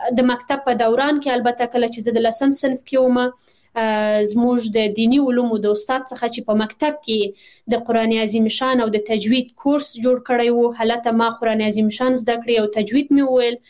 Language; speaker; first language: Pashto; non-native, local second language; Shughni